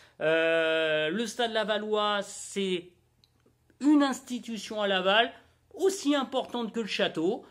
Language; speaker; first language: French; native; French